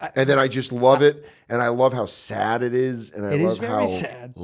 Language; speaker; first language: English; native; English